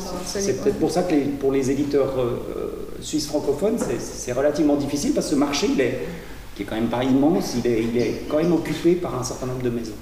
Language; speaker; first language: French; native; French